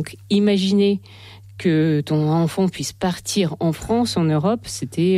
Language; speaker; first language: French; non-native, fluent; Russian